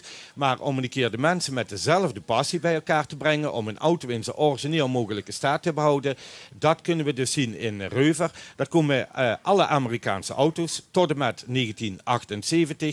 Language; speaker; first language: Dutch; native; Dutch